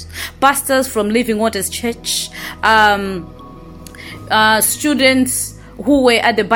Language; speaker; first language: English; non-native, local second language; Nyanja